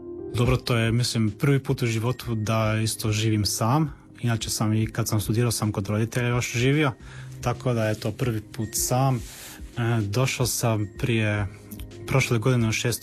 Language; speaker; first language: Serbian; early bilingual, heritage; Croatian